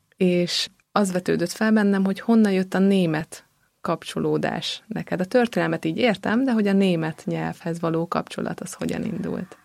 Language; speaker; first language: Hungarian; native; Hungarian